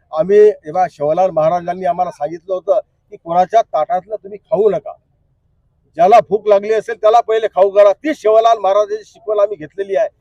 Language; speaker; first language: Marathi; non-native, local second language; Lambadi